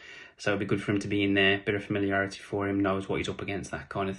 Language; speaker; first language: English; native; English